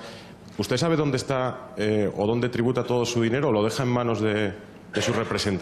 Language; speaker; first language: Spanish; native; Spanish